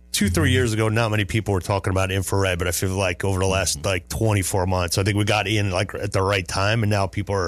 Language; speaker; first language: English; native; English